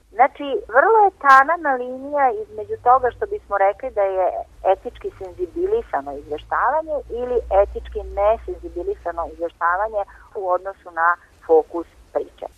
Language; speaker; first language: Serbian; native; Serbian